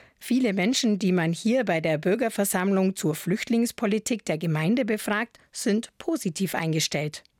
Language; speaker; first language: German; native; German